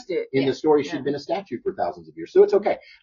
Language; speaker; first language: English; native; English